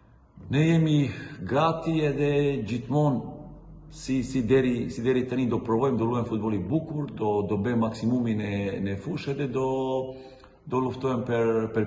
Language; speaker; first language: Albanian; non-native, learner; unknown